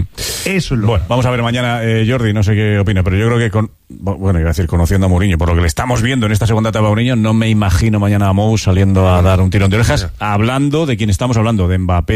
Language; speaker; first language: Spanish; native; Spanish